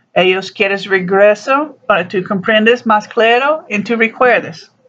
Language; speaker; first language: Spanish; non-native, learner; English